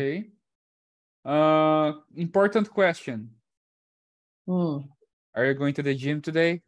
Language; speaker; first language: English; non-native, fluent; Portuguese